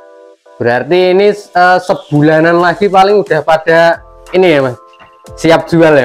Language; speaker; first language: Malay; non-native, local second language; Javanese